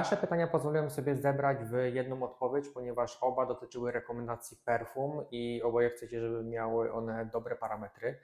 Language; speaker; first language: Polish; native; Polish